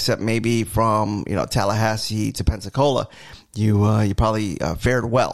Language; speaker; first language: English; native; English